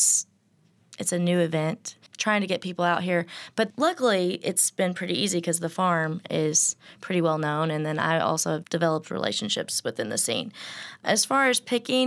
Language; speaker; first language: English; native; English